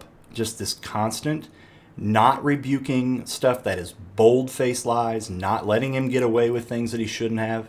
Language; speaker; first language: English; native; English